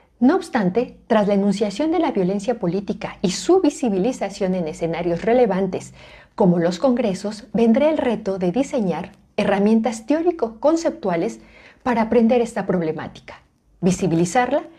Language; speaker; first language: Spanish; native; Spanish